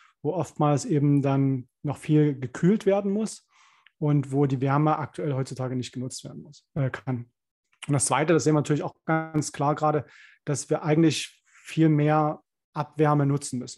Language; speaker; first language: German; native; German